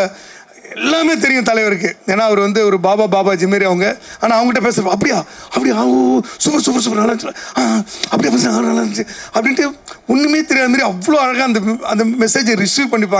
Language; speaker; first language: Tamil; native; Tamil